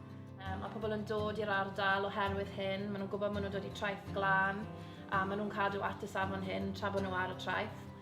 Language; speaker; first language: Welsh; native; Welsh